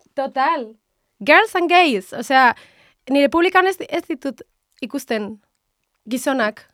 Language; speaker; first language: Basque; non-native, local second language; Spanish